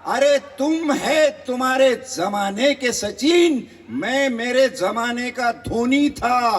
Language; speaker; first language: Hindi; non-native, local second language; Marathi